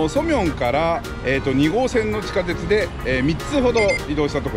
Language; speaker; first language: Japanese; native; Japanese